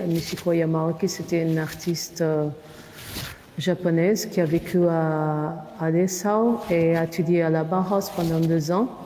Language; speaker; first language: French; non-native, fluent; Portuguese